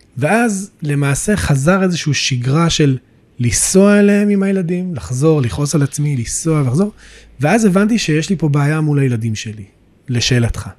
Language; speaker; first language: Hebrew; native; Hebrew